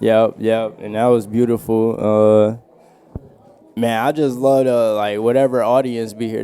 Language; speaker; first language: English; native; English